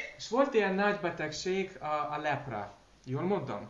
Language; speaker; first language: Hungarian; non-native, learner; Russian